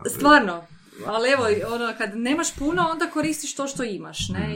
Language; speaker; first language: Croatian; native; Croatian